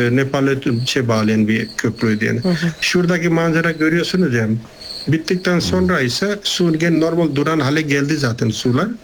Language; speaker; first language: Turkish; non-native, fluent; Nepali